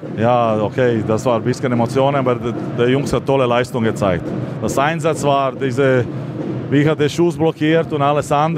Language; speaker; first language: German; non-native, learner; Latvian